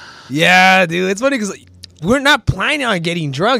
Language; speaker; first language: English; early bilingual, other home language; Spanish